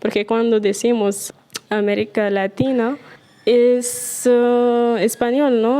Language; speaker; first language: Spanish; non-native, learner; Arabic